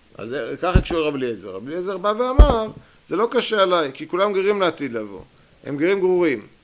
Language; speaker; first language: Hebrew; native; Hebrew